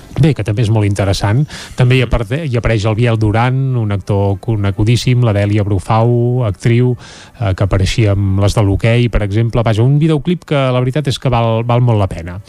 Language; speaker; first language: Catalan; native; Catalan